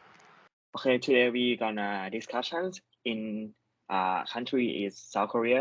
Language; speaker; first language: English; non-native, learner; Thai